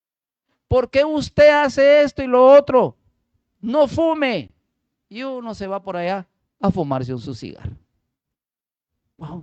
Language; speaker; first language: Spanish; native; Spanish